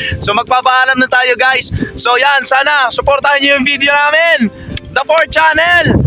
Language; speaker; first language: Filipino; native; Filipino